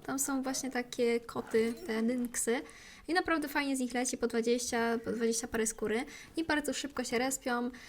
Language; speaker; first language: Polish; native; Polish